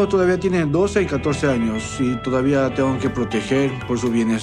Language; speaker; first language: Spanish; native; Spanish